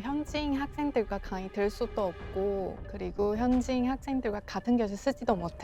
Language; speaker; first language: Korean; non-native, local second language; Chinese